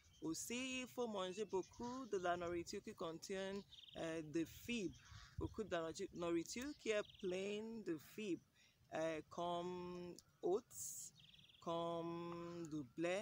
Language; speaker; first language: French; non-native, learner; English